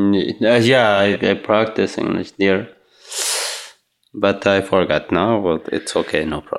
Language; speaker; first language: English; non-native, learner; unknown